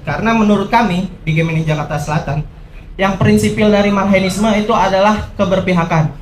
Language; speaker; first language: Indonesian; native; Indonesian